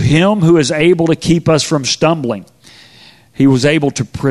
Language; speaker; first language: English; native; English